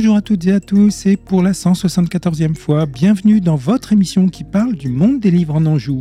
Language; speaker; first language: French; native; French